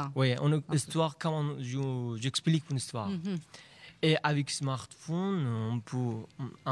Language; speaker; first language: French; non-native, learner; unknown